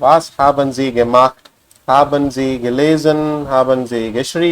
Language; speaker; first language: German; non-native, fluent; Tamil